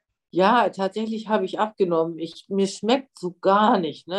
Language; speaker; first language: German; native; German